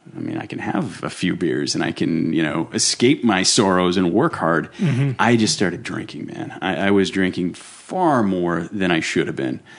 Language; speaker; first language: English; native; English